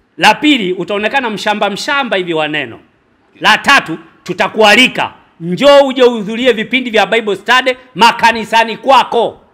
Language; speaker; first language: Swahili; native; Swahili